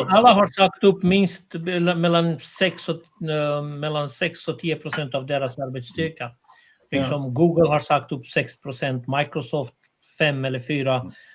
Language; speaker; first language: Swedish; non-native, fluent; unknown